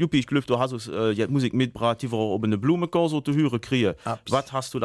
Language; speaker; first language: German; native; German